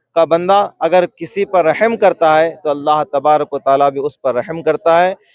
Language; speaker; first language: Urdu; native; Urdu